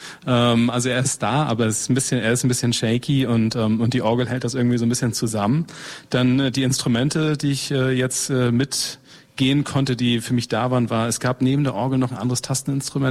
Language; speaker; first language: German; native; German